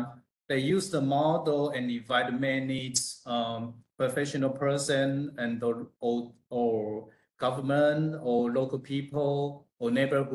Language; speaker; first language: English; non-native, fluent; Chinese